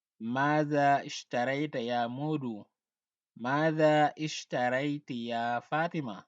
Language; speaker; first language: Arabic; non-native, fluent; Wolof